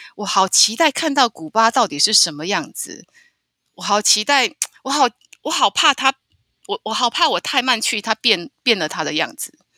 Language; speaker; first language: Chinese; native; Chinese